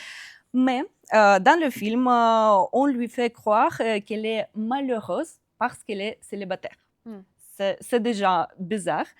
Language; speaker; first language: French; non-native, fluent; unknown